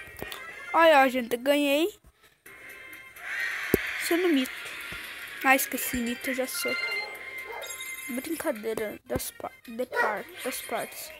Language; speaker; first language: Portuguese; native; Portuguese